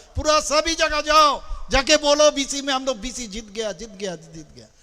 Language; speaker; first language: Hindi; non-native, local second language; Bangla